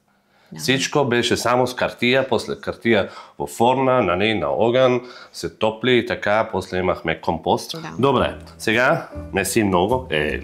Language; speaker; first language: Bulgarian; non-native, learner; German